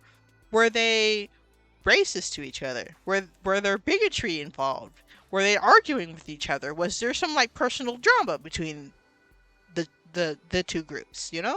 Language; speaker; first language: English; native; English